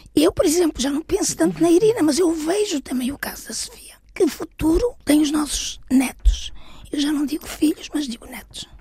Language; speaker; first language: Portuguese; native; Portuguese